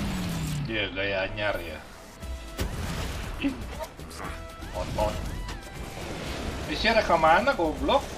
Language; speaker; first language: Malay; non-native, local second language; Sundanese